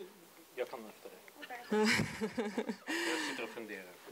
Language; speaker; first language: Swedish; non-native, fluent; Dutch